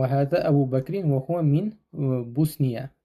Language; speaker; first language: Arabic; non-native, fluent; Russian